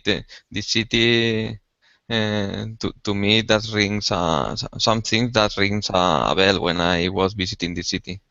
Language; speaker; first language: English; non-native, learner; Spanish